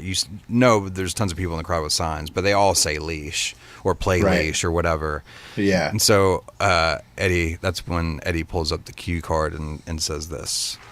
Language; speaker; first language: English; native; English